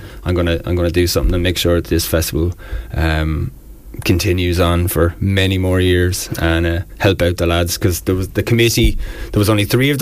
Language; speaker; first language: English; native; English